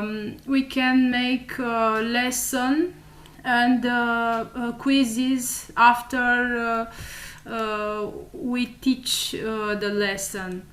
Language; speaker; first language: English; non-native, learner; Romanian